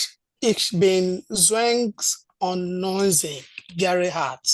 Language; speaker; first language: German; non-native, learner; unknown